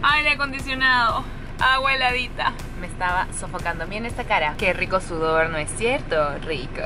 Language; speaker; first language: Spanish; native; Spanish